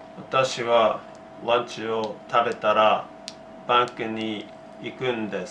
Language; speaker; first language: Japanese; non-native, learner; English